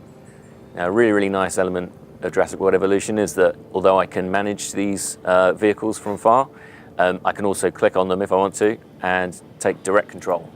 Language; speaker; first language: English; native; English